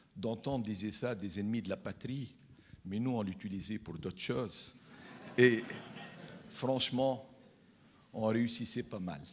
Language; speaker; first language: French; non-native, local second language; Arabic